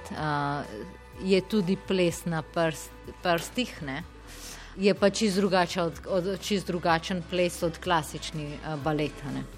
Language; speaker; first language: Slovenian; non-native, fluent; Georgian